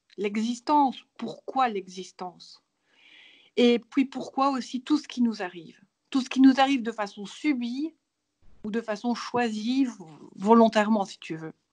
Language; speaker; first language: French; native; French